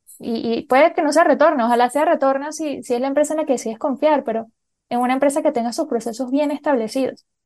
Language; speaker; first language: Spanish; native; Spanish